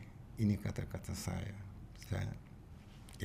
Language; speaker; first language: Indonesian; non-native, learner; Russian